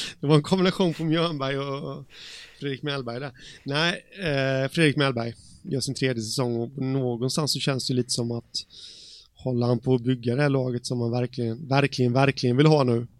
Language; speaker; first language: Swedish; native; Swedish